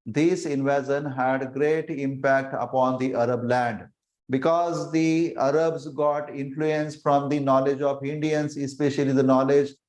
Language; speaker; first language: English; non-native, local second language; Marathi